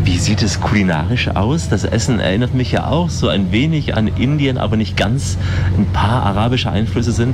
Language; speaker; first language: German; native; German